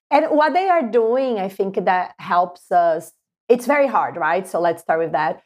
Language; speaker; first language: English; non-native, fluent; Spanish